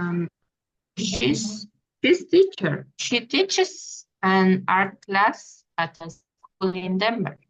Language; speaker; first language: English; non-native, learner; Spanish